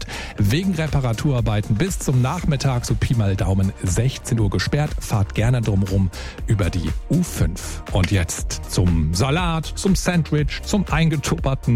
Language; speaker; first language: German; native; German